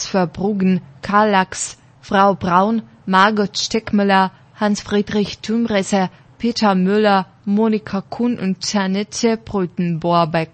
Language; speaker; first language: German; non-native, fluent; Russian